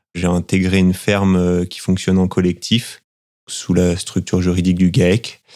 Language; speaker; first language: French; native; French